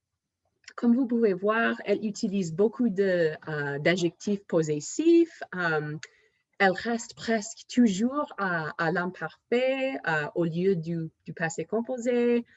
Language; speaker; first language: French; non-native, fluent; English